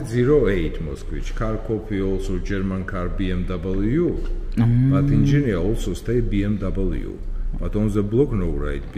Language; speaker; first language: English; non-native, learner; Georgian